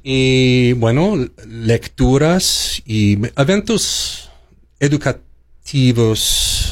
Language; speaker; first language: Spanish; non-native, fluent; English